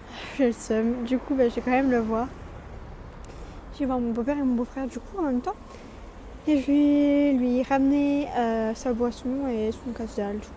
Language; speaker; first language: French; native; French